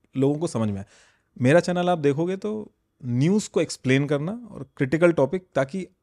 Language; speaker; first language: Hindi; native; Hindi